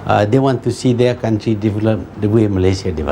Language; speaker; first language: English; non-native, local second language; Malay